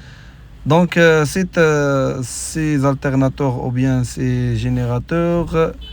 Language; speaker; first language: French; non-native, local second language; Arabic